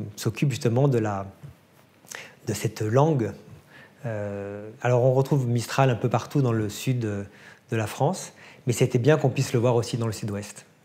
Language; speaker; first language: French; native; French